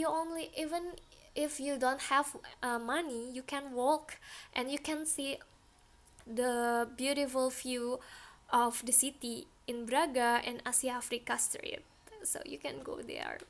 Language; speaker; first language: English; non-native, learner; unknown